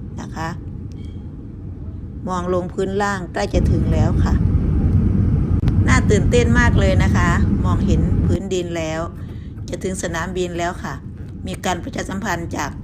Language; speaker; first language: Thai; native; Thai